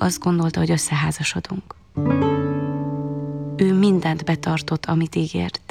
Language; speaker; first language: Hungarian; non-native, fluent; Chinese